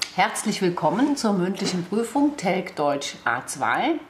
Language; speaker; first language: German; native; German